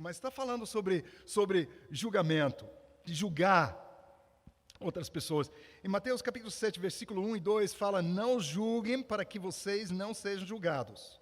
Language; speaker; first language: Portuguese; non-native, fluent; English